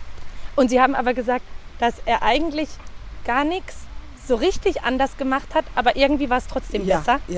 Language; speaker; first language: German; native; German